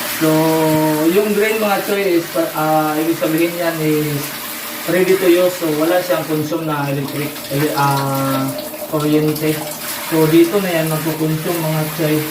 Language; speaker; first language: Filipino; non-native, local second language; Cebuano